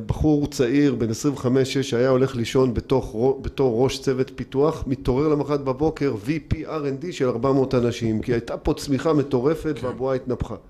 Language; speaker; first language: Hebrew; native; Hebrew